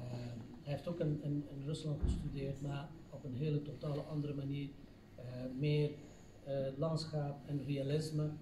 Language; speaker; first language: Dutch; non-native, fluent; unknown